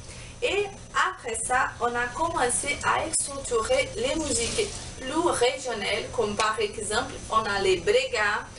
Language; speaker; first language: French; non-native, learner; Portuguese